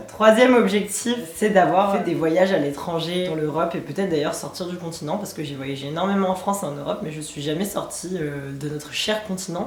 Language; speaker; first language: French; native; French